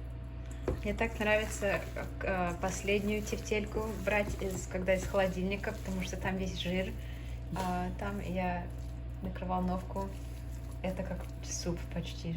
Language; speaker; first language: Russian; early bilingual, other home language; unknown